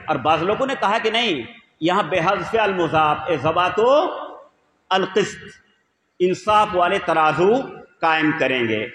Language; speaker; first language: Urdu; non-native, local second language; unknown